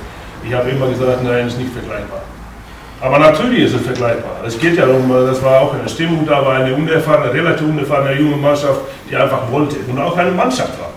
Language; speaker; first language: German; non-native, fluent; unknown